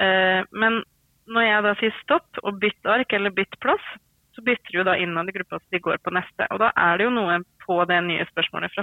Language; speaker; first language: Norwegian; native; Norwegian